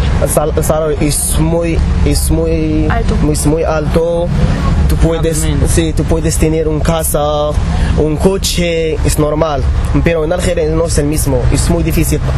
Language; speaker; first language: Spanish; non-native, learner; Arabic